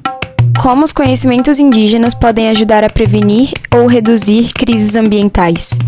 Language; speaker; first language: Portuguese; native; Portuguese